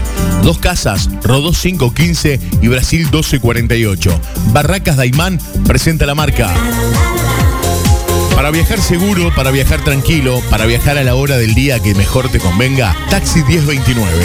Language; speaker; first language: Spanish; native; Spanish